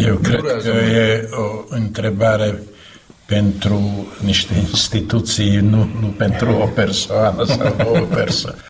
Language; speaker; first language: Romanian; non-native, fluent; Slovak